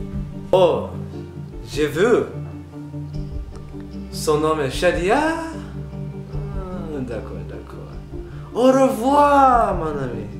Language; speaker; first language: French; non-native, learner; English